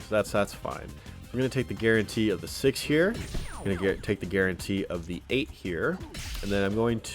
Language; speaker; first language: English; native; English